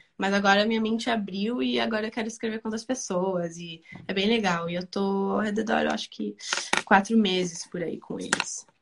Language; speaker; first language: Portuguese; early bilingual, other home language; Spanish